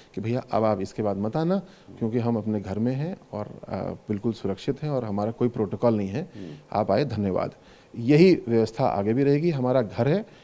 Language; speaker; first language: Hindi; native; Hindi